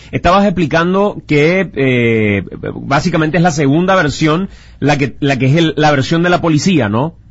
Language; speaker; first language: Spanish; native; Spanish